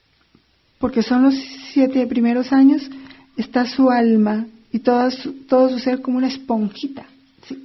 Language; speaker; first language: Spanish; native; Spanish